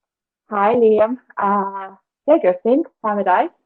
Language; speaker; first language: Danish; non-native, learner; Russian